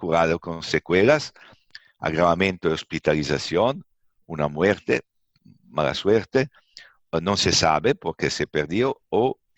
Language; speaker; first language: Spanish; non-native, fluent; Italian